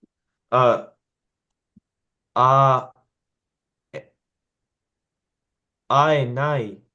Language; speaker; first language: Japanese; non-native, learner; English